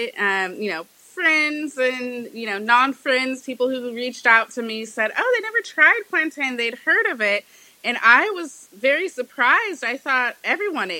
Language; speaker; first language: English; native; English